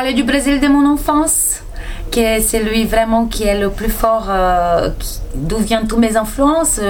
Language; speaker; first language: French; non-native, fluent; Portuguese